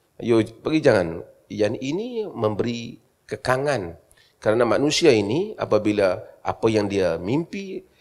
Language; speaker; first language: Malay; native; Malay